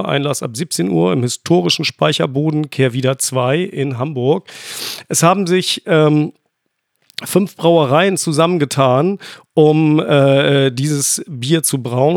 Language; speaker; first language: German; native; German